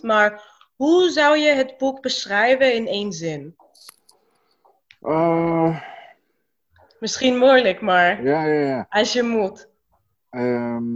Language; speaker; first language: Dutch; non-native, learner; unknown